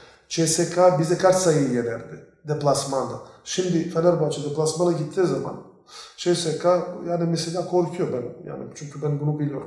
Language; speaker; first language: Turkish; non-native, fluent; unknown